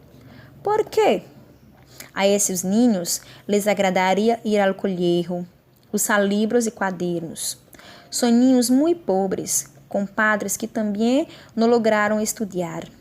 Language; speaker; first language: Spanish; non-native, fluent; Portuguese